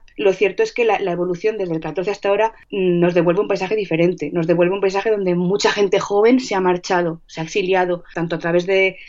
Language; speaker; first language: Spanish; non-native, fluent; Russian